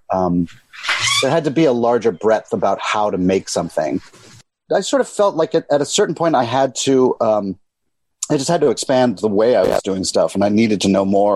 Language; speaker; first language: English; native; English